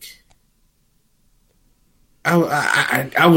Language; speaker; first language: English; native; English